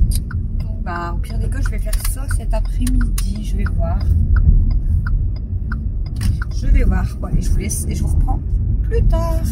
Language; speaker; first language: French; native; French